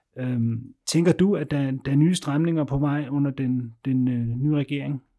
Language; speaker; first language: Danish; native; Danish